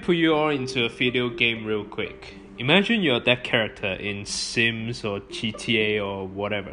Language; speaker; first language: English; non-native, local second language; Cantonese